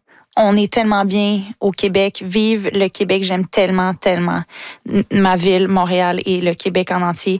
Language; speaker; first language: French; native; French